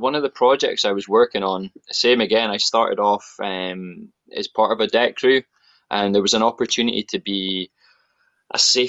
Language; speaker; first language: English; native; English